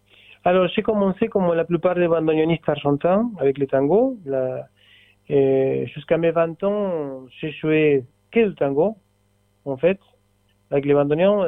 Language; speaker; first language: French; non-native, fluent; Spanish